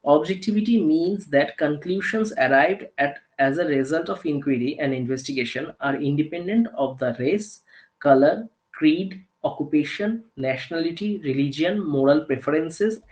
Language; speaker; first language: English; non-native, local second language; Bangla